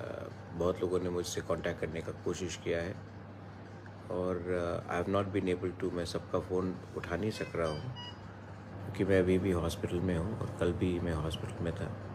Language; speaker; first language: Hindi; non-native, local second language; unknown